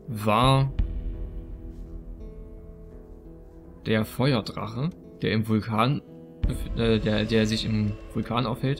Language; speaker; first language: German; native; German